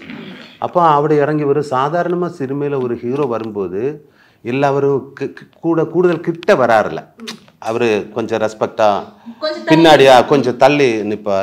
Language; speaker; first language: Tamil; non-native, learner; Malayalam